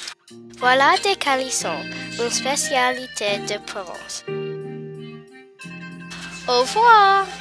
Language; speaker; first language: French; non-native, learner; English